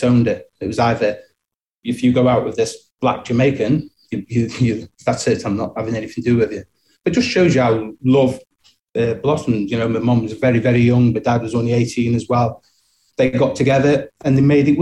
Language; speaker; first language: English; native; English